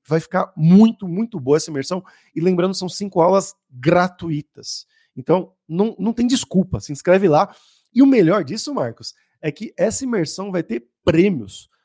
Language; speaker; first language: Portuguese; native; Portuguese